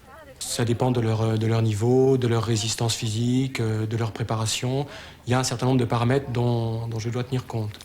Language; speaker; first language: French; native; French